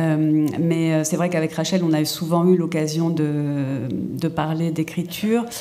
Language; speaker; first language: French; native; French